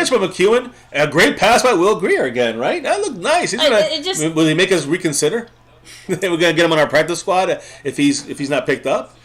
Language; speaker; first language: English; native; English